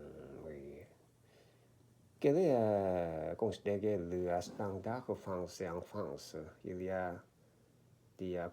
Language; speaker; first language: French; non-native, learner; Korean